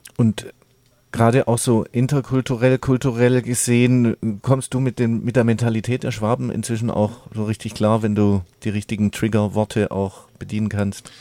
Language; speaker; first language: German; native; German